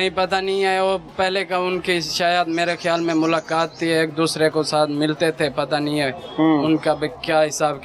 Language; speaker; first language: Hindi; non-native, local second language; Saraiki